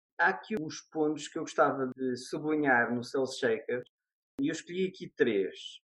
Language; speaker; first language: Portuguese; native; Portuguese